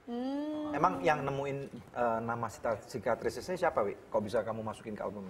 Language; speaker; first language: Indonesian; native; Indonesian